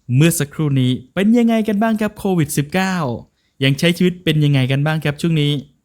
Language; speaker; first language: Thai; non-native, local second language; Northern Khmer